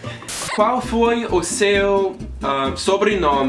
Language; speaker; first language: Portuguese; non-native, learner; English